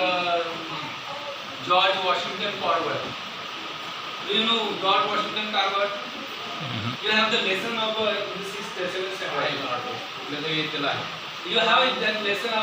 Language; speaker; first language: English; non-native, local second language; Marathi